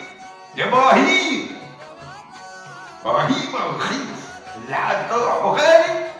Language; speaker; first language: Arabic; native; Arabic